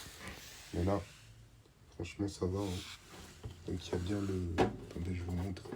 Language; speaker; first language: French; native; French